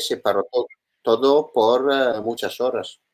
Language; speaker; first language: Spanish; non-native, learner; Italian